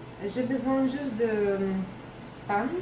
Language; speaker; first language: French; non-native, learner; Russian